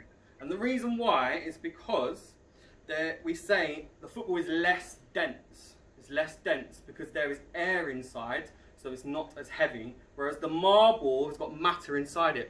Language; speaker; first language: English; native; English